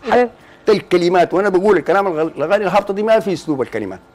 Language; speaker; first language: Arabic; native; Arabic